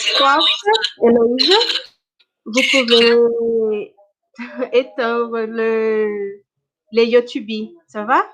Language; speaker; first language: French; non-native, fluent; Portuguese